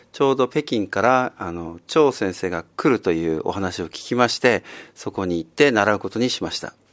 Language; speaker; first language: Japanese; native; Japanese